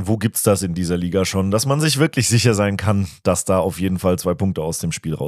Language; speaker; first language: German; native; German